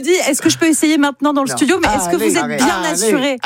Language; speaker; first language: French; native; French